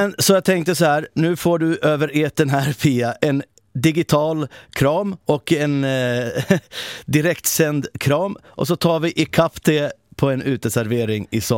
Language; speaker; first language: Swedish; native; Swedish